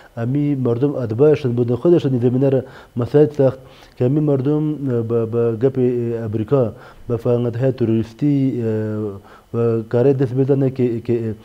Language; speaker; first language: Persian; non-native, local second language; Pashto